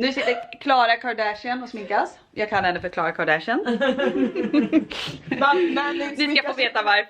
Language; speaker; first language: Swedish; native; Swedish